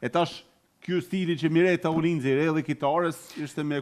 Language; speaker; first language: Albanian; native; Albanian